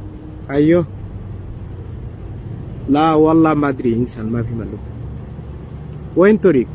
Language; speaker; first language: Arabic; non-native, learner; Bangla